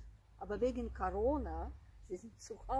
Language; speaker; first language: German; non-native, learner; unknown